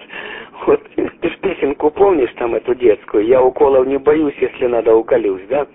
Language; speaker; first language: Russian; native; Russian